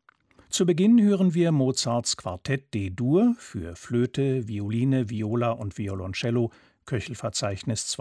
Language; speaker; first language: German; native; German